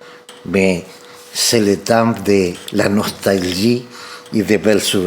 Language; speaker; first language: French; non-native, fluent; Spanish